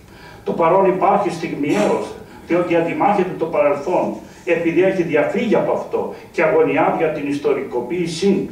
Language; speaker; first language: Greek; native; Greek